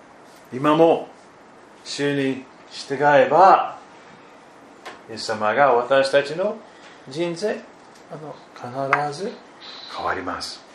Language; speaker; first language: Japanese; non-native, fluent; German